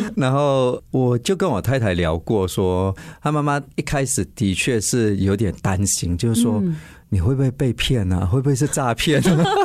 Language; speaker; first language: Chinese; native; Chinese